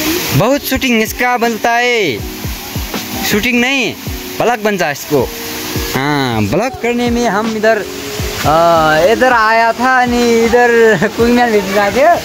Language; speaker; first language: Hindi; non-native, learner; Nepali